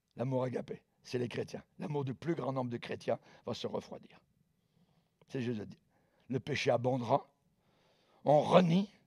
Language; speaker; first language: French; native; French